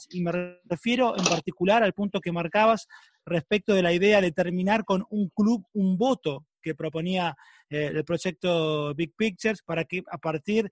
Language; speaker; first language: Spanish; native; Spanish